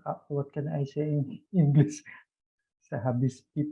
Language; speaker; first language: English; non-native, learner; Indonesian